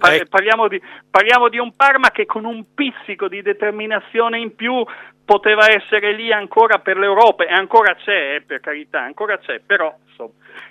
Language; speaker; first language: Italian; native; Italian